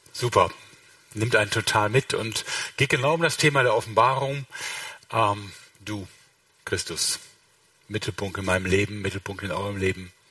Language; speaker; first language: German; native; German